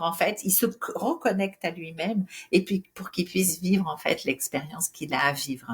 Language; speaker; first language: French; native; French